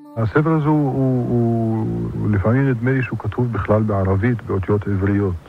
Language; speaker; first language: Hebrew; non-native, local second language; Arabic